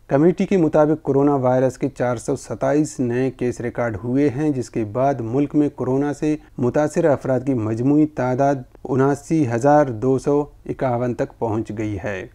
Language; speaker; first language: Urdu; non-native, local second language; Baluchi